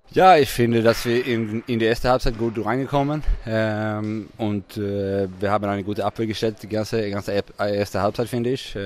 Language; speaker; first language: German; non-native, fluent; Swedish